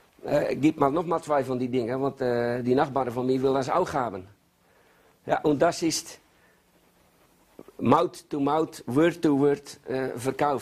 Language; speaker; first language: German; non-native, learner; Dutch